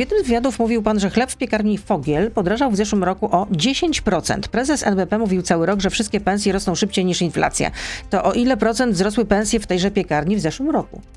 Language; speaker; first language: Polish; native; Polish